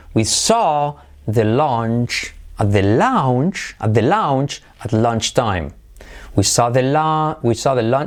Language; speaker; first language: English; non-native, fluent; Spanish